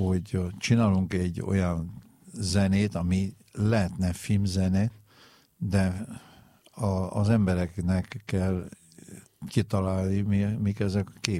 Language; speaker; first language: Hungarian; non-native, learner; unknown